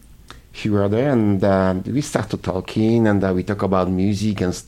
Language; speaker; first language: English; non-native, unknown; Polish